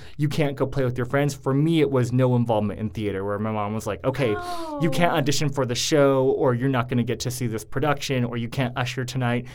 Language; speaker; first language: English; native; English